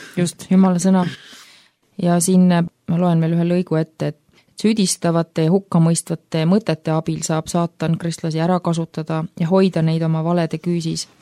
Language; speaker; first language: Estonian; native; Estonian